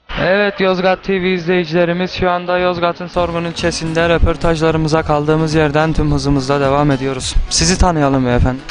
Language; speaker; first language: Turkish; native; Turkish